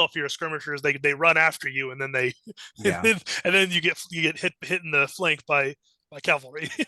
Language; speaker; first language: English; native; English